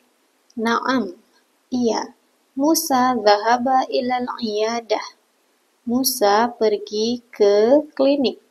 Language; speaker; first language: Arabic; non-native, fluent; Indonesian